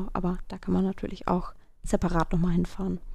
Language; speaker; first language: German; native; German